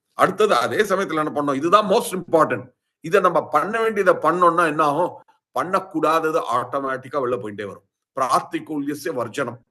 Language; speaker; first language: Tamil; early bilingual, heritage; Tamil